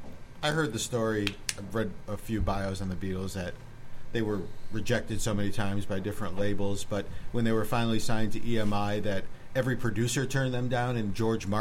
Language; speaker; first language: English; native; English